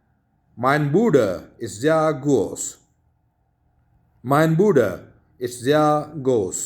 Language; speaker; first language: German; non-native, learner; Urdu